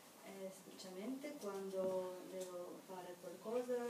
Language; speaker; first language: Italian; non-native, learner; Russian